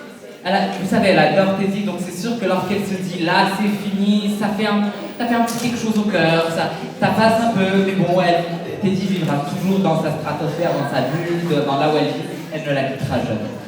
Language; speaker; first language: French; native; French